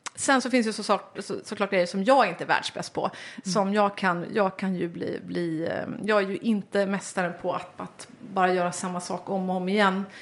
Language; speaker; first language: Swedish; native; Swedish